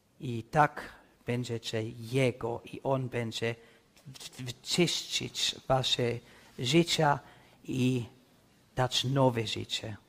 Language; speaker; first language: Polish; non-native, learner; English